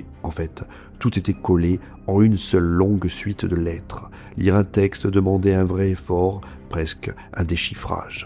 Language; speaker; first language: French; native; French